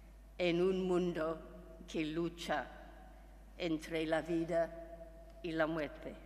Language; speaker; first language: Spanish; non-native, fluent; English